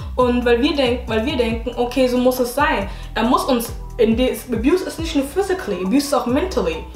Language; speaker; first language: German; native; German